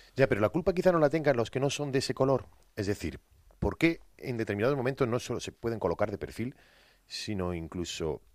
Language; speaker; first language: Spanish; native; Spanish